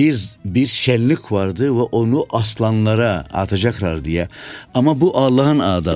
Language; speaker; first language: Turkish; non-native, local second language; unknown